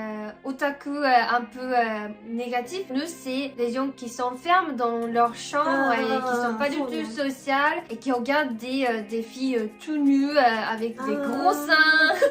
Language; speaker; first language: French; non-native, fluent; Japanese